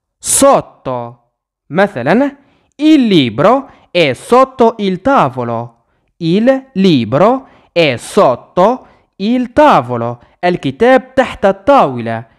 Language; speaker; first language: Italian; non-native, fluent; Arabic